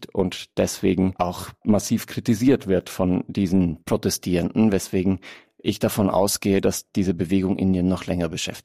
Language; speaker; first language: German; native; German